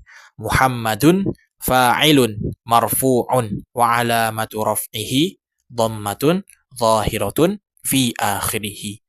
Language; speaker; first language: Arabic; non-native, fluent; Indonesian